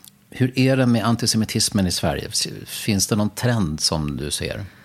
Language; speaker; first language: Swedish; native; Swedish